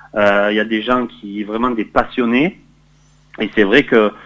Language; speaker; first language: French; native; French